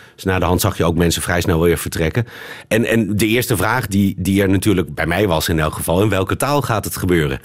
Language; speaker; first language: Dutch; native; Dutch